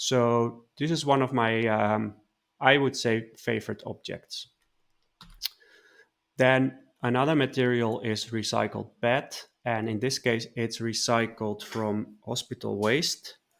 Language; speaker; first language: English; non-native, fluent; Dutch